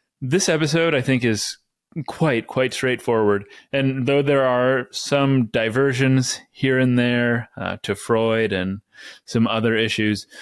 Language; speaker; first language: English; native; English